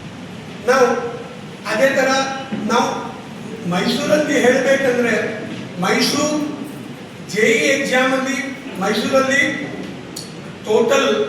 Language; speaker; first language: Kannada; non-native, learner; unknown